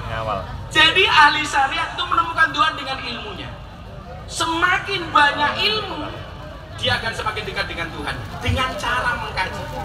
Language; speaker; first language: Indonesian; non-native, local second language; Javanese